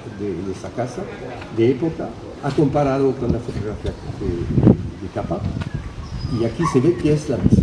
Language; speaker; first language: Spanish; early bilingual, heritage; French